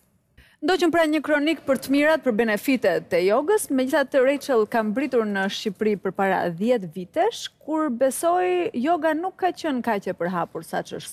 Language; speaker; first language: Albanian; native; Albanian